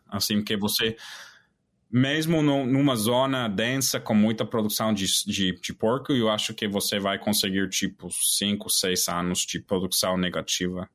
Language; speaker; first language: Portuguese; non-native, fluent; English